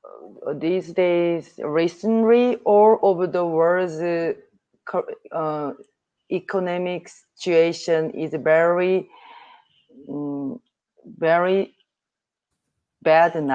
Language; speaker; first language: English; non-native, learner; Korean